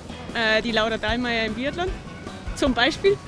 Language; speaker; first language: German; native; German